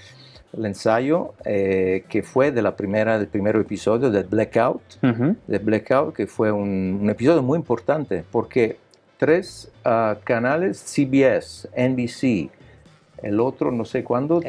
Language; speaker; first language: Spanish; non-native, learner; Italian